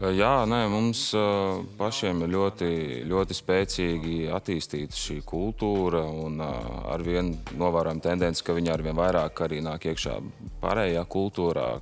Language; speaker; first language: Latvian; native; Latvian